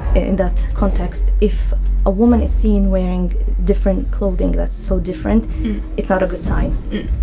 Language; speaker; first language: English; non-native, fluent; Arabic